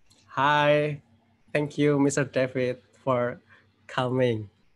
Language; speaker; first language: English; non-native, fluent; Indonesian